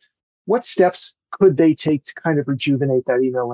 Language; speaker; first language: English; native; English